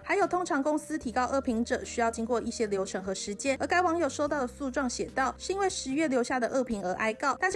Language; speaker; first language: Chinese; native; Chinese